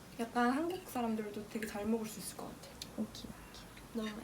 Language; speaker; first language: Korean; non-native, fluent; French